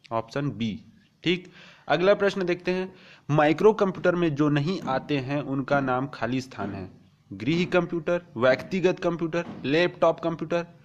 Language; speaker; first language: Hindi; native; Hindi